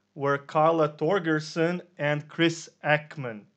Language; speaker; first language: English; non-native, fluent; Serbian